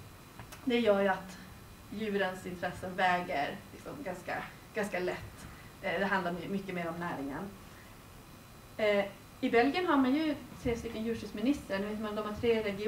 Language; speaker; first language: Swedish; native; Swedish